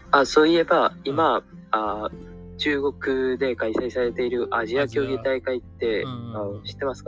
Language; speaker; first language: Japanese; non-native, learner; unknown